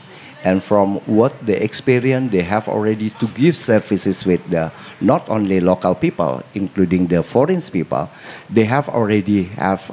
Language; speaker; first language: English; non-native, learner; Indonesian